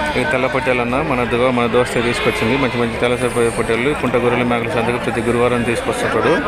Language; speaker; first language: Telugu; native; Telugu